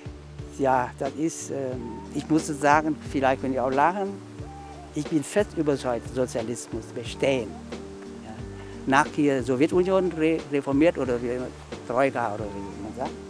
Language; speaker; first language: German; non-native, learner; Vietnamese